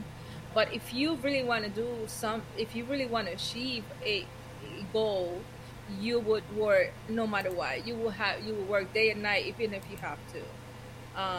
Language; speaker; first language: English; non-native, fluent; Spanish